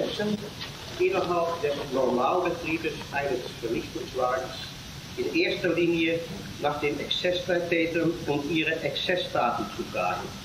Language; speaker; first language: German; non-native, fluent; Dutch